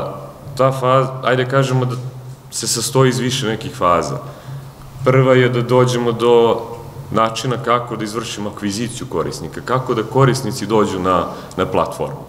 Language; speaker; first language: Serbian; native; Serbian